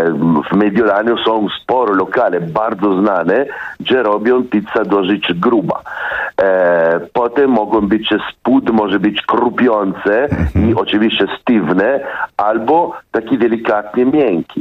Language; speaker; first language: Polish; non-native, fluent; Italian